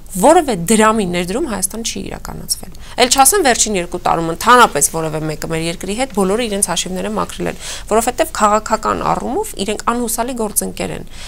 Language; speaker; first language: Armenian; native; Armenian